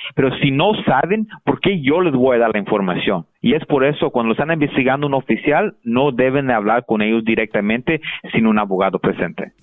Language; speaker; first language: Spanish; early bilingual, heritage; Spanish